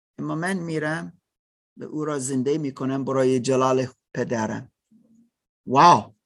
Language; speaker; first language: Persian; non-native, learner; German